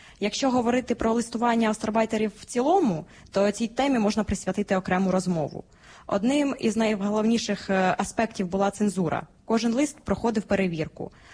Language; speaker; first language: Ukrainian; native; Ukrainian